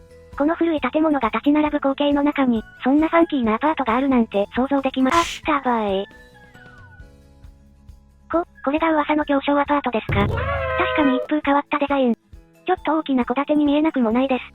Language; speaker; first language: Japanese; native; Japanese